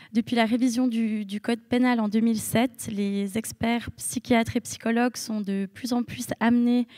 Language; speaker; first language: French; native; French